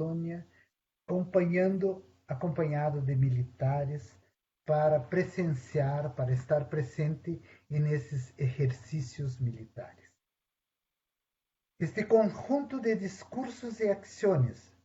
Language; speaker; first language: Spanish; non-native, fluent; Portuguese